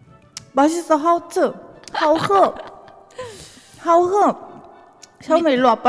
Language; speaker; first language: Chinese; non-native, fluent; Korean